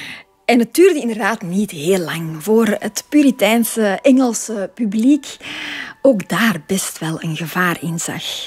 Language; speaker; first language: Dutch; native; Dutch